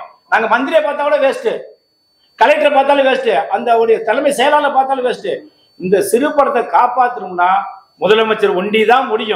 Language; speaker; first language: Tamil; native; Tamil